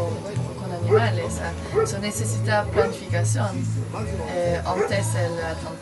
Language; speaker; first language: Spanish; non-native, learner; French